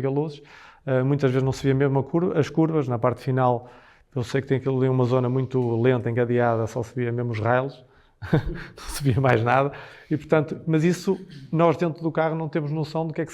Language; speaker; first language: Portuguese; native; Portuguese